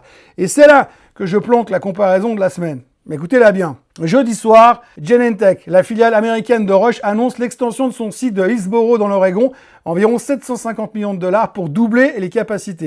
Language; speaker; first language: French; native; French